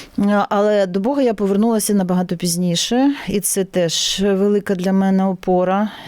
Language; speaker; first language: Ukrainian; non-native, local second language; Russian